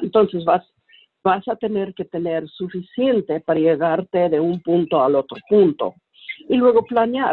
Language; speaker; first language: Spanish; early bilingual, heritage; Spanish